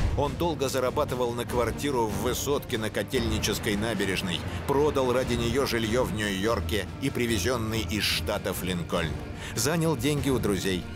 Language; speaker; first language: Russian; native; Russian